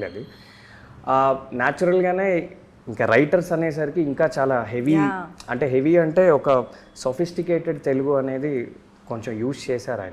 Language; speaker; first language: Telugu; native; Telugu